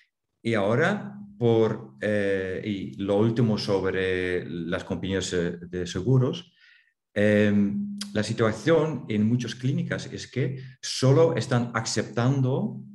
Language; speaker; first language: Spanish; non-native, fluent; Dutch